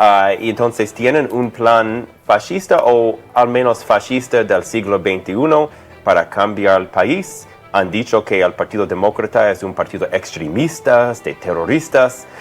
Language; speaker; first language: Spanish; non-native, fluent; English